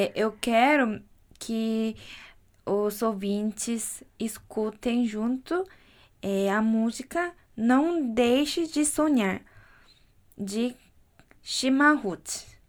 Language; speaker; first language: Portuguese; non-native, fluent; Korean